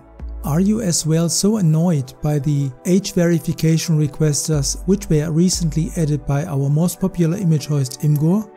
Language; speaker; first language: English; non-native, fluent; German